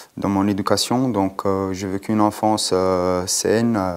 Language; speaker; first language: French; non-native, fluent; Portuguese